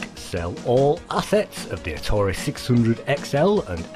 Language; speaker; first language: English; native; English